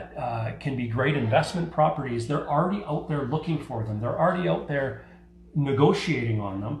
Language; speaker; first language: English; native; English